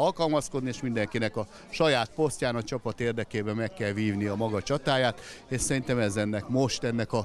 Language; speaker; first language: Hungarian; native; Hungarian